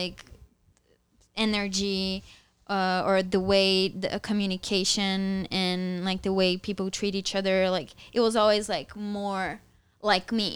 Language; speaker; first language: English; non-native, fluent; Portuguese